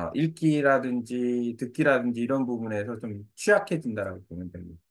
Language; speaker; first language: Korean; native; Korean